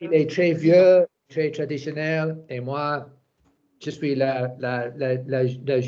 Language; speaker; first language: French; non-native, learner; English